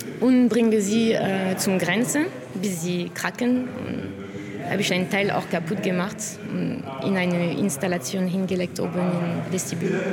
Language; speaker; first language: German; non-native, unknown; French